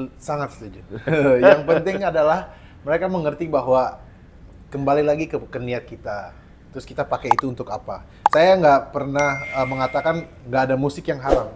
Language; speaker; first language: Indonesian; early bilingual, other home language; English